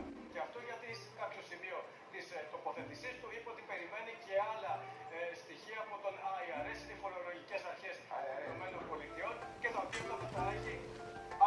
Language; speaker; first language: Greek; native; Greek